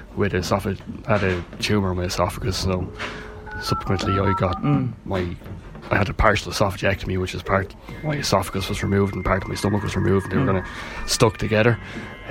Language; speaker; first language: English; native; English